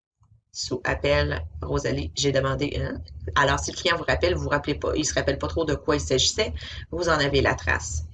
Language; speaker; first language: French; native; French